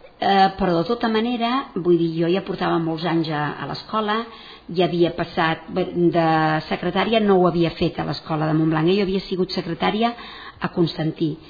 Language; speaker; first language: Catalan; non-native, local second language; Spanish